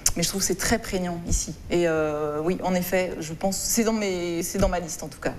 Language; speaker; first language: French; native; French